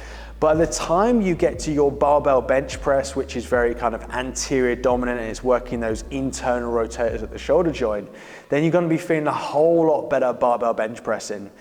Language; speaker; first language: English; native; English